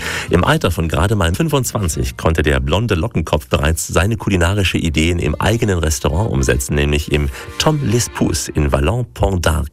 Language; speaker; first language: German; native; German